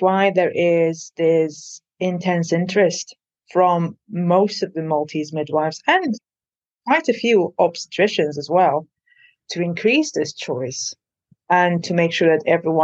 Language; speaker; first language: English; non-native, fluent; Maltese